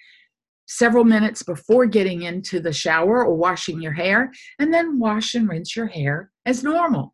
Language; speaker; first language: English; native; English